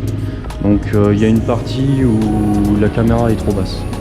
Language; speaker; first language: French; native; French